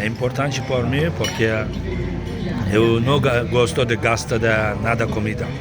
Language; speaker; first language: Portuguese; non-native, learner; Turkish